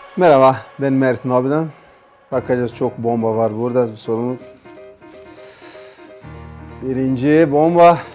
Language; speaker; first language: Turkish; non-native, learner; Portuguese